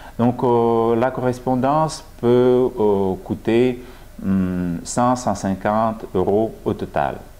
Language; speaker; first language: French; non-native, fluent; Russian